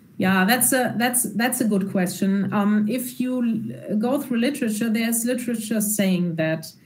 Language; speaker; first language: English; non-native, fluent; German